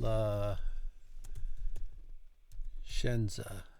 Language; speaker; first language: Italian; non-native, learner; English